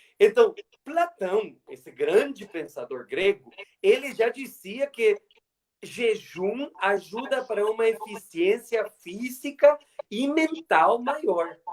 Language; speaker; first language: Portuguese; non-native, fluent; Spanish